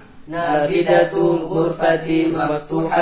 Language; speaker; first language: Arabic; non-native, learner; Indonesian